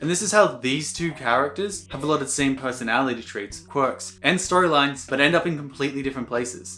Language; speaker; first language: English; native; English